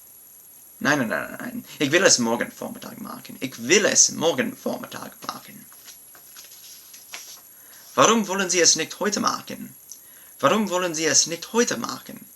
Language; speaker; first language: German; non-native, learner; English